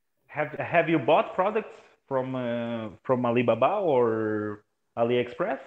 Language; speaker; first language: English; non-native, fluent; Portuguese